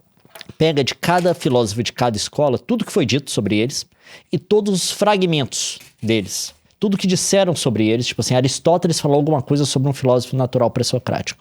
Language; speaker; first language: Portuguese; native; Portuguese